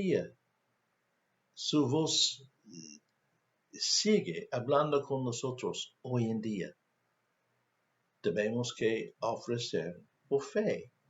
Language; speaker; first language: Spanish; non-native, fluent; English